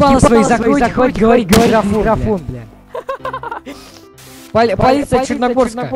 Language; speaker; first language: Russian; native; Russian